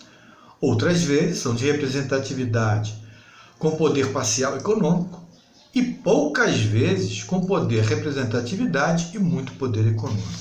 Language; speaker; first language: Portuguese; native; Portuguese